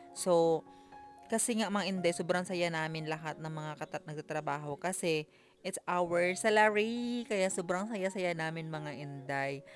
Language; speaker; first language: Filipino; non-native, local second language; Cebuano